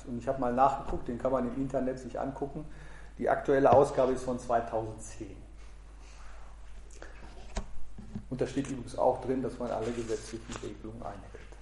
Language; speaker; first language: German; native; German